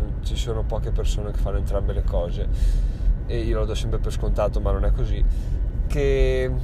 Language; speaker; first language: Italian; native; Italian